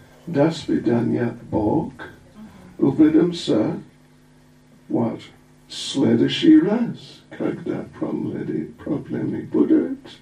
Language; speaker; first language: Russian; non-native, learner; English